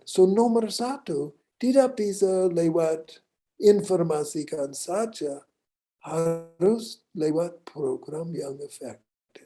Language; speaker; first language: Indonesian; non-native, learner; English